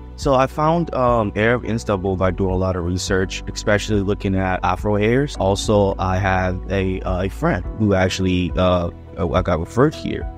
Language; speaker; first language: English; non-native, local second language; Yoruba